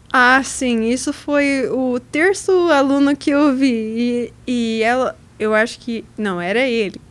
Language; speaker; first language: Portuguese; non-native, learner; English